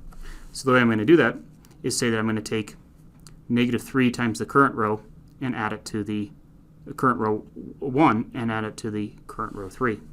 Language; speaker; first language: English; native; English